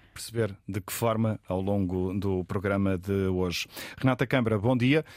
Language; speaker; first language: Portuguese; native; Portuguese